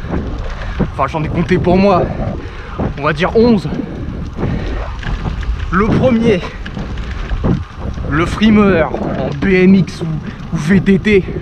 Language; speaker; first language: French; native; French